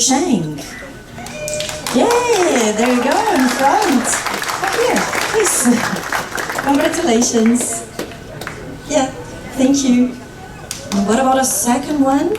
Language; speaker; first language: English; non-native, fluent; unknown